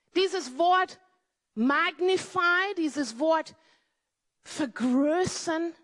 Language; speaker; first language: German; non-native, fluent; English